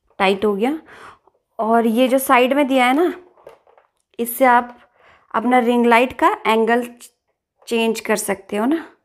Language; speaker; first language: Hindi; native; Hindi